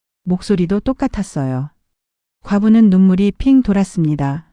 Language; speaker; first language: Korean; native; Korean